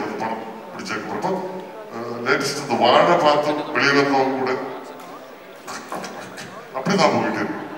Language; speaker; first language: Tamil; non-native, fluent; Malayalam